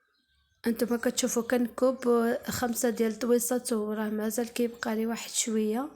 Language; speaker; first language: Arabic; native; Arabic